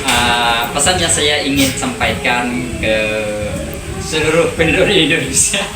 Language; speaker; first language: Indonesian; non-native, learner; Khmer